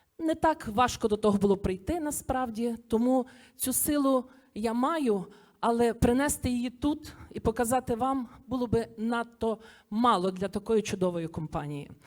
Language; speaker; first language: Ukrainian; native; Ukrainian